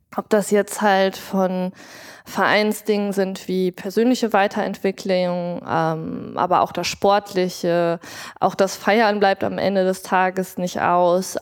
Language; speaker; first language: German; native; German